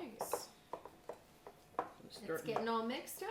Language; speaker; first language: English; native; English